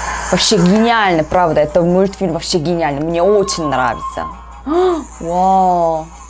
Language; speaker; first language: Russian; non-native, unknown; Korean